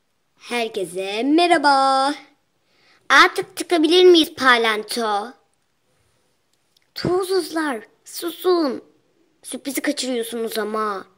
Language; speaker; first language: Turkish; native; Turkish